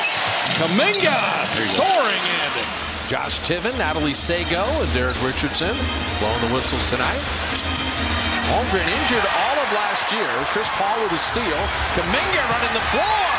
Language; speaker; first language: English; native; English